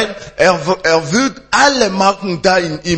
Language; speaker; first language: German; non-native, learner; French